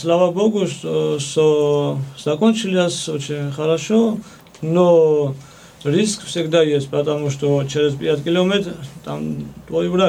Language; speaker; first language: Russian; non-native, fluent; Georgian